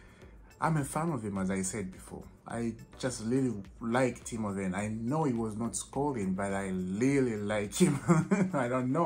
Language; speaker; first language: English; non-native, fluent; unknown